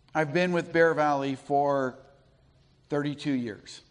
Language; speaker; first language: English; native; English